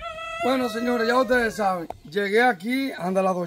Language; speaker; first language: Spanish; native; Spanish